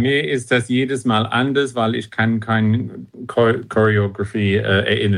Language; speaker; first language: German; non-native, learner; English